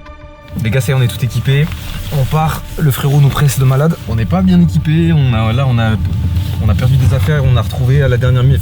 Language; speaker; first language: French; native; French